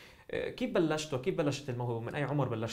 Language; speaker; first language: Arabic; native; Arabic